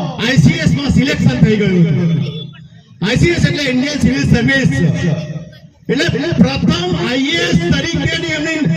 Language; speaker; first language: Gujarati; non-native, local second language; Bhili